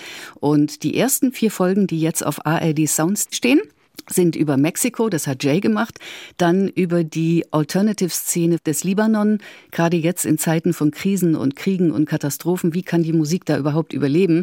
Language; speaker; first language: German; native; German